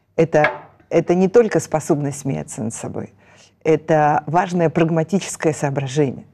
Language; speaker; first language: Russian; native; Russian